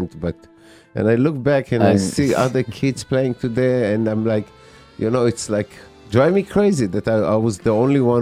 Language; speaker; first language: English; non-native, fluent; Hebrew